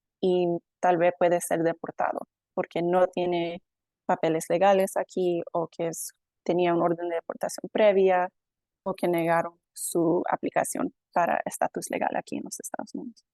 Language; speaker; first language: Spanish; non-native, fluent; English